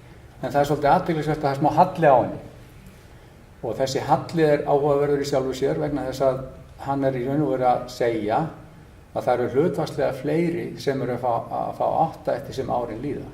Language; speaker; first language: Icelandic; native; Icelandic